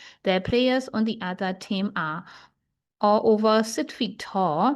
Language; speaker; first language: English; non-native, fluent; Burmese